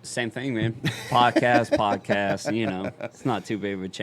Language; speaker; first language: English; native; English